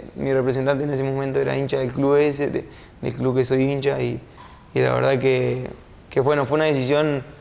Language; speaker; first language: Spanish; native; Spanish